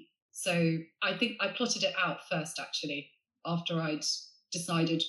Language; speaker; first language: English; native; English